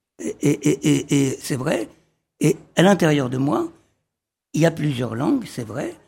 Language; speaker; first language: French; early bilingual, other home language; Arabic